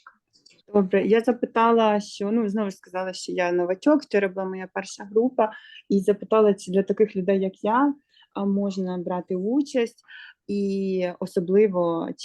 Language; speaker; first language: Ukrainian; native; Ukrainian